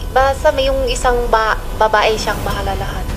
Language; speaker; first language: Filipino; non-native, local second language; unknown